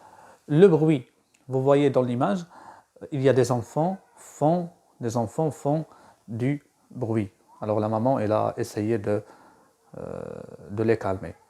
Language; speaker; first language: French; non-native, local second language; Arabic